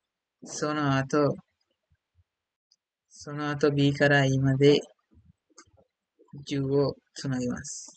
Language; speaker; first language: Japanese; non-native, learner; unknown